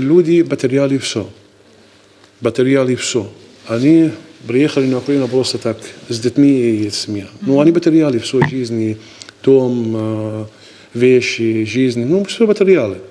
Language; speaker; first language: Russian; non-native, learner; Arabic